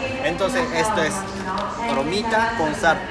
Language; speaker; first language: Spanish; non-native, learner; Japanese